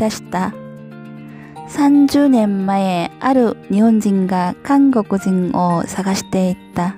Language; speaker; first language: Japanese; non-native, learner; Korean